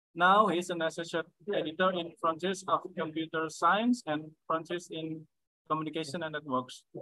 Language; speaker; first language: English; non-native, fluent; Indonesian